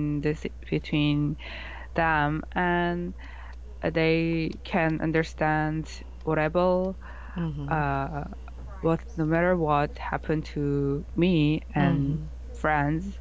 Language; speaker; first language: English; non-native, learner; Korean